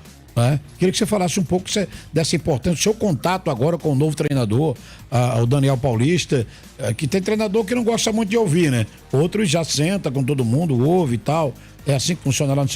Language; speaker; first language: Portuguese; native; Portuguese